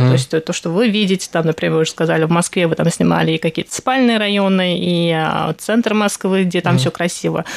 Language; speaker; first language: Russian; native; Russian